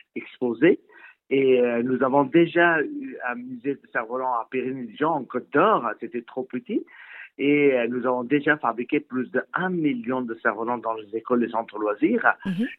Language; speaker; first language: French; non-native, fluent; Persian